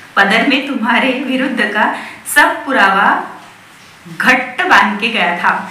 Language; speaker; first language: Hindi; non-native, local second language; Marathi